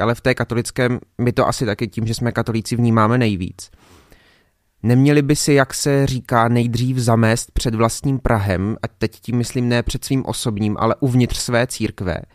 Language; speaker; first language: Czech; native; Czech